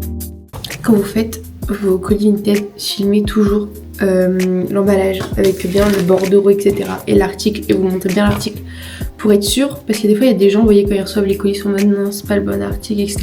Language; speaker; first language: French; native; French